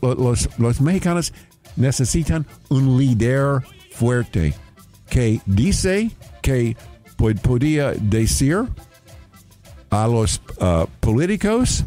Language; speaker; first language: Spanish; non-native, learner; English